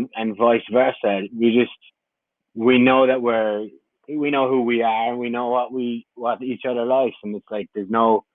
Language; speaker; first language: English; native; English